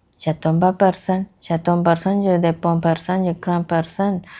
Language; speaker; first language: French; non-native, learner; Tamil